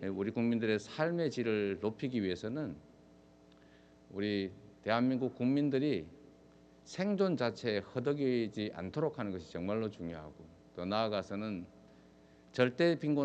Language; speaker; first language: Korean; native; Korean